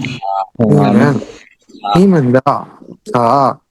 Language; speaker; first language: Chinese; non-native, learner; Bangla